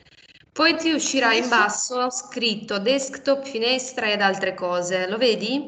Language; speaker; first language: Italian; native; Italian